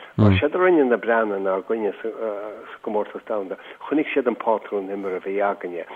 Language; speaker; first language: Irish; native; Irish